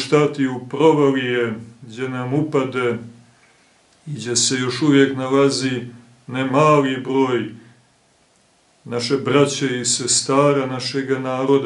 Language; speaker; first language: Serbian; native; Serbian